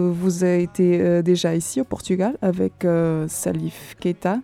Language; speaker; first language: French; non-native, fluent; Portuguese